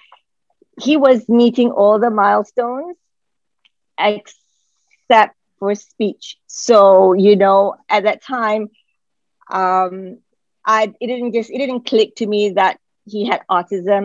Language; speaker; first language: English; non-native, local second language; Malay